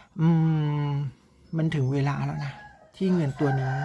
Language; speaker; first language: Thai; native; Thai